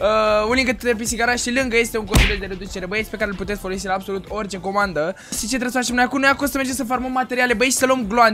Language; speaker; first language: Romanian; native; Romanian